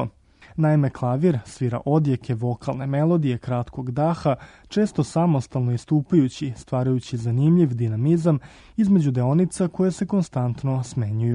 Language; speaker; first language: Croatian; native; Croatian